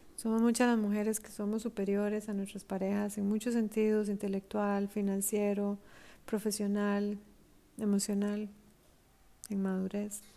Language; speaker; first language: Spanish; native; Spanish